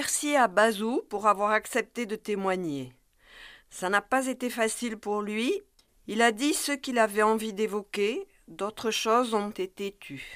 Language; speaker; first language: French; native; French